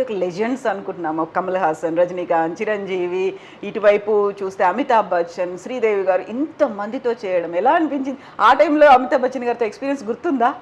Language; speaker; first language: Telugu; native; Telugu